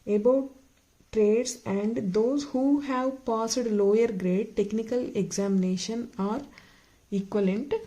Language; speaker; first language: English; non-native, local second language; Telugu